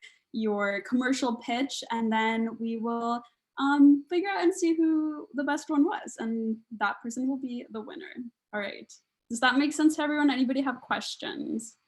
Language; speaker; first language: English; native; English